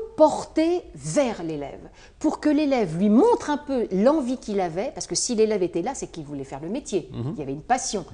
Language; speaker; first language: French; native; French